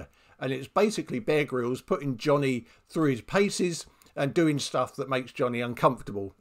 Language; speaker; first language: English; native; English